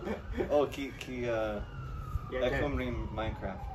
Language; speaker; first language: Hebrew; non-native, learner; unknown